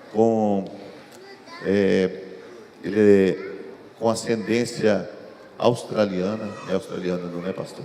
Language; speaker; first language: Portuguese; native; Portuguese